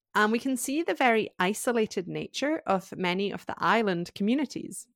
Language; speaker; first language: English; native; English